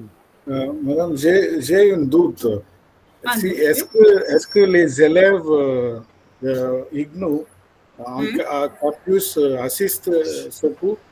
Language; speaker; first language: French; non-native, fluent; Malayalam